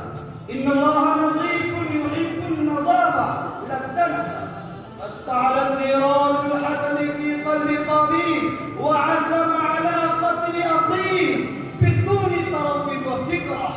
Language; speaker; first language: Arabic; non-native, learner; Urdu